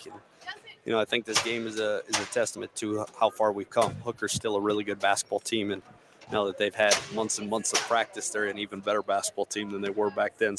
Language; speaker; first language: English; native; English